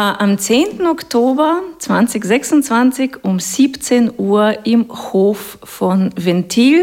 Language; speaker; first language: German; non-native, fluent; Russian